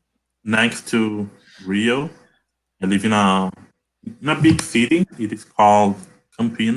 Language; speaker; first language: English; non-native, learner; Portuguese